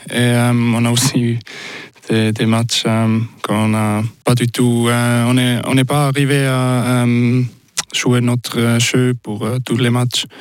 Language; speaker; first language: French; non-native, local second language; Swiss German